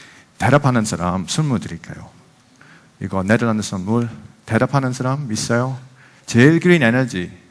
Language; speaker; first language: Korean; non-native, fluent; Dutch